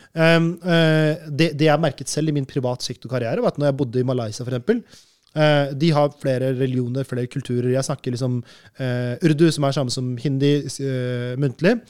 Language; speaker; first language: Norwegian; early bilingual, other home language; Urdu